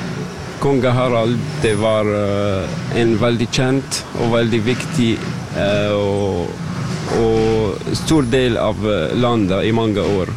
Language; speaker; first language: Norwegian; non-native, fluent; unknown